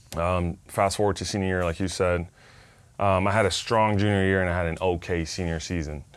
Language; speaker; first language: English; non-native, fluent; Spanish